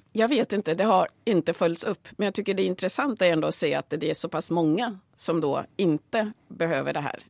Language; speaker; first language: Swedish; early bilingual, other home language; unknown